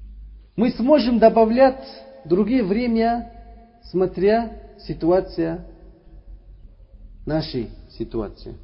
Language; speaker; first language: Russian; non-native, learner; Uzbek